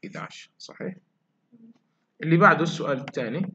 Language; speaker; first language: Arabic; native; Arabic